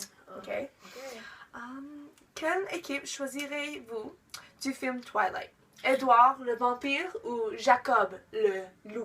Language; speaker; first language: French; non-native, learner; English